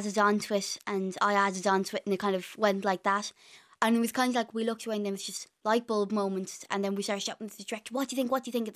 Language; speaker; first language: English; native; English